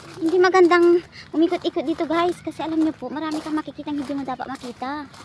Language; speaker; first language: Filipino; non-native, local second language; Iloko